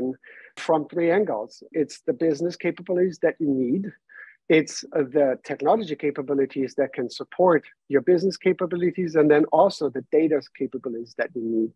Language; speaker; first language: English; non-native, fluent; German